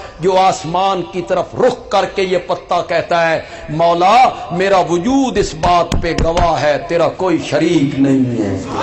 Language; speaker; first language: Urdu; non-native, local second language; Punjabi